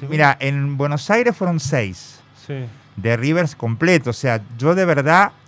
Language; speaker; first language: Spanish; native; Spanish